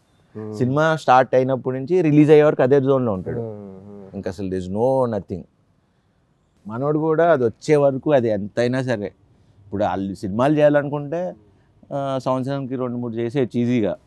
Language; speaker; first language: Telugu; native; Telugu